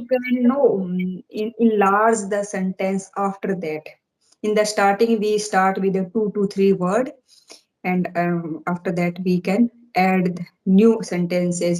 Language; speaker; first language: English; non-native, learner; Hindi